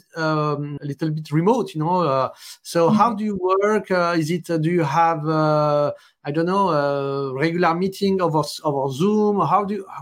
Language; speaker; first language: English; non-native, fluent; French